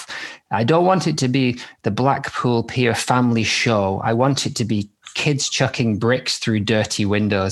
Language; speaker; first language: English; native; English